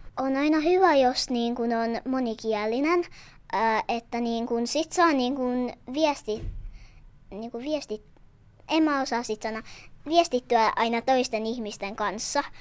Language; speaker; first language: Finnish; non-native, local second language; Swedish